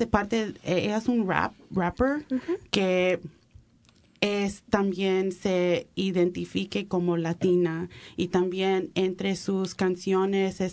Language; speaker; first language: Spanish; early bilingual, heritage; Spanish